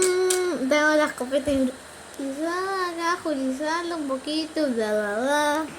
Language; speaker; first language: Spanish; native; Spanish